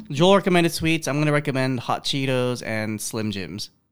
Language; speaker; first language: English; early bilingual, other home language; Korean